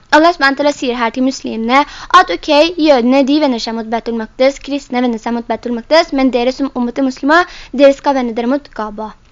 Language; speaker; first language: Norwegian; early bilingual, other home language; Urdu